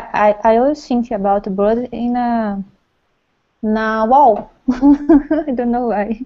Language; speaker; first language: English; non-native, learner; Portuguese